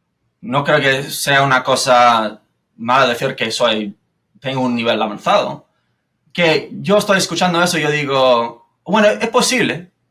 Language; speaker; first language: Spanish; non-native, fluent; English